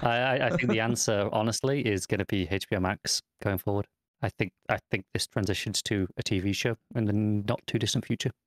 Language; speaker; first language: English; native; English